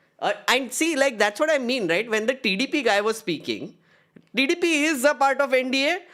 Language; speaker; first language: English; non-native, local second language; Hindi